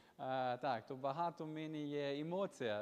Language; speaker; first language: Ukrainian; non-native, learner; German